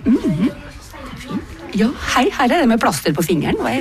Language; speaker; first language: Norwegian; native; Norwegian